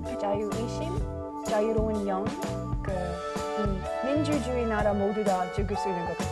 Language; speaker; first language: Korean; non-native, learner; English